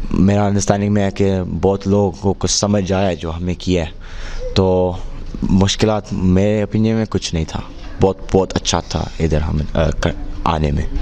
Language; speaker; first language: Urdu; early bilingual, heritage; Urdu